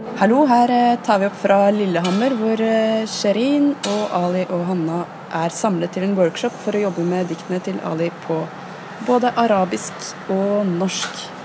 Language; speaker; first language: Norwegian; native; Norwegian